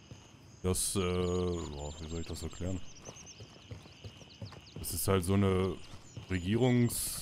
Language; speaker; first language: German; native; German